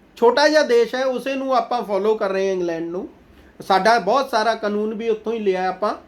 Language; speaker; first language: Punjabi; non-native, local second language; Hindi